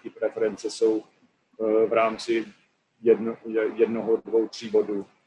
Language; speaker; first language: Czech; non-native, fluent; English